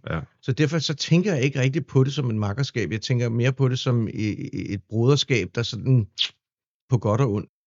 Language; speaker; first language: Danish; native; Danish